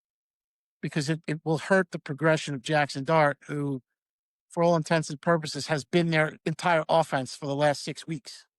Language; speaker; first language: English; native; English